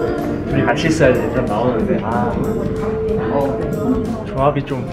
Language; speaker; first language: Korean; native; Korean